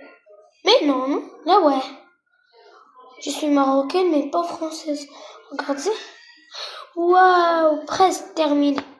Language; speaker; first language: French; non-native, local second language; Arabic